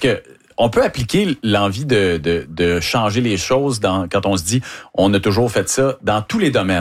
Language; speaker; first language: French; native; French